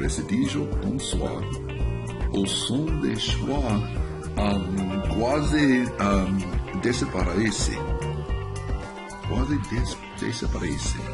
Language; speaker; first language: Portuguese; non-native, learner; English